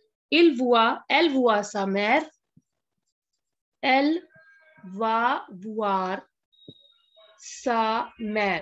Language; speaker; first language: French; non-native, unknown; Hindi